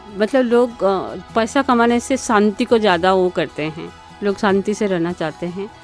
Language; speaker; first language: Hindi; non-native, local second language; Odia